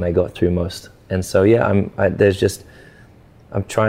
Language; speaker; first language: English; native; English